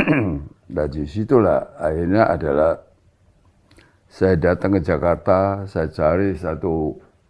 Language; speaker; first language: Indonesian; non-native, local second language; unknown